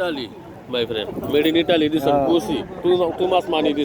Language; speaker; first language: English; non-native, learner; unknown